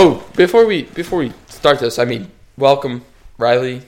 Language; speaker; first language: English; native; English